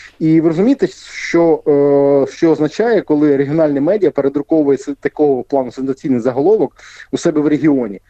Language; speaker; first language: Ukrainian; non-native, local second language; Russian